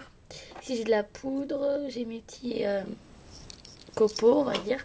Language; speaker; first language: French; native; French